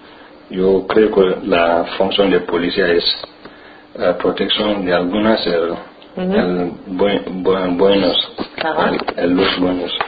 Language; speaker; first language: Spanish; non-native, learner; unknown